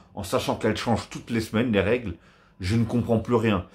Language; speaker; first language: French; native; French